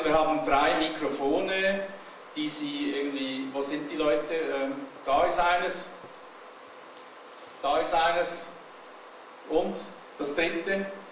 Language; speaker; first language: German; native; German